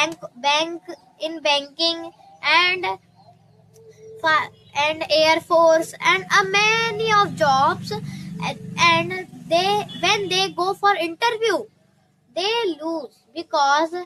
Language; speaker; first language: English; non-native, learner; Hindi